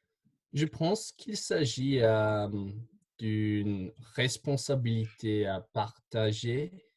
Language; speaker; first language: French; non-native, fluent; English